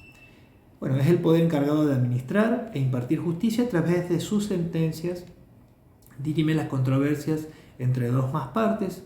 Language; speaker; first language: Spanish; native; Spanish